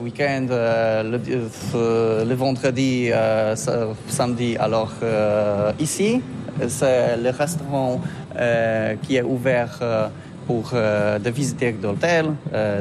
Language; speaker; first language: French; non-native, learner; Polish